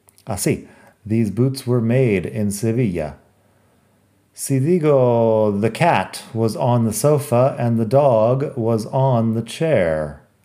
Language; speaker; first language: English; native; English